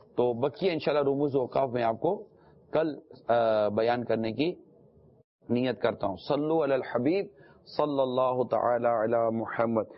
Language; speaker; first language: Urdu; non-native, local second language; Memoni